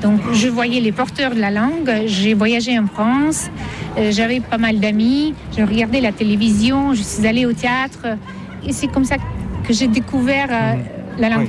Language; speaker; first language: French; non-native, fluent; Russian